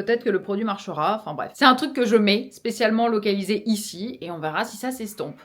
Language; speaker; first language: French; early bilingual, other home language; Portuguese